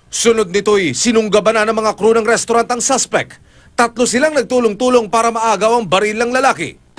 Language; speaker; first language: Filipino; native; Filipino